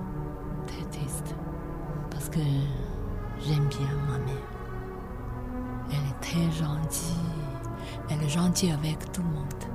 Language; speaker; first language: French; non-native, learner; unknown